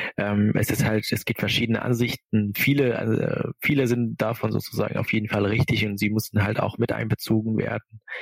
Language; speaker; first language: German; non-native, fluent; Arabic